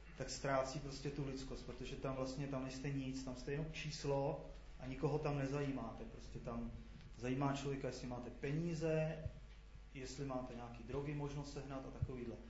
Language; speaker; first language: Czech; native; Czech